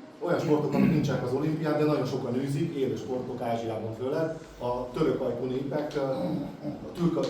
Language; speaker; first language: Hungarian; native; Hungarian